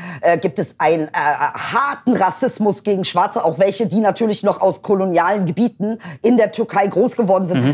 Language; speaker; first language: German; early bilingual, other home language; Turkish